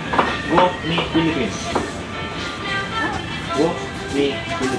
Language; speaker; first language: Chinese; non-native, learner; Filipino